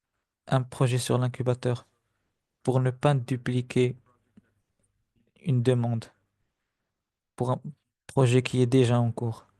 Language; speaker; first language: French; non-native, fluent; Spanish